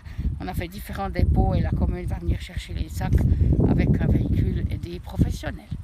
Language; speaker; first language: French; native; French